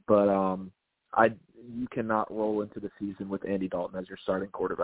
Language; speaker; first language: English; native; English